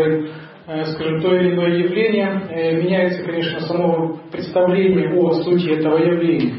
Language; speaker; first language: Russian; native; Russian